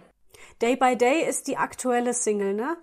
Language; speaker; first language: German; native; German